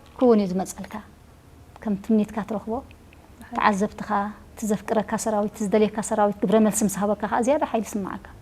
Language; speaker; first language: Tigrinya; native; Tigrinya